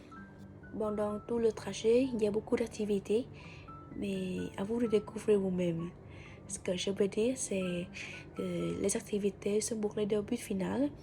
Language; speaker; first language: French; non-native, fluent; Vietnamese